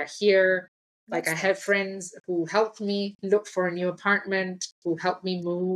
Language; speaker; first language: English; native; English